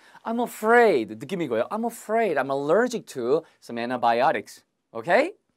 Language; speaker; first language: English; non-native, fluent; Korean